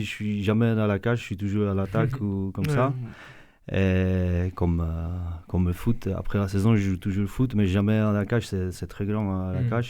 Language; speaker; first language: French; non-native, fluent; Czech